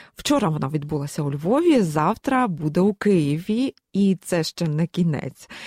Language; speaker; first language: Ukrainian; native; Ukrainian